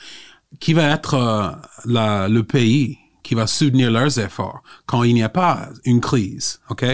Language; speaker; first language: French; non-native, fluent; English